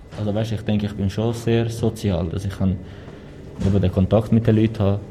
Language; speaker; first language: German; non-native, fluent; Portuguese